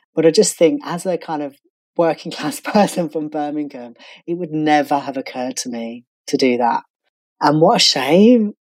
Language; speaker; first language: English; native; English